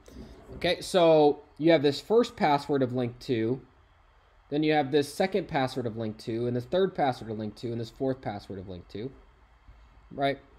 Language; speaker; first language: English; native; English